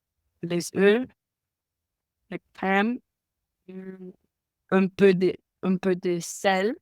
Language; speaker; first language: French; non-native, learner; Spanish